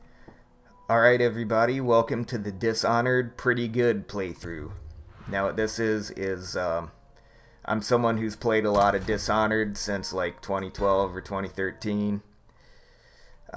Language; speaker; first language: English; native; English